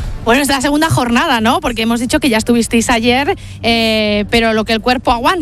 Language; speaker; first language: Spanish; native; Spanish